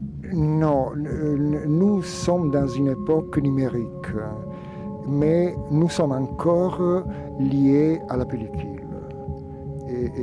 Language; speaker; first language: French; non-native, fluent; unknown